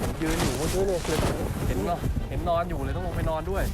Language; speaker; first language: Thai; native; Thai